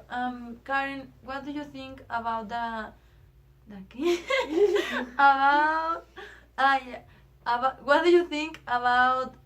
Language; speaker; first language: English; non-native, learner; Spanish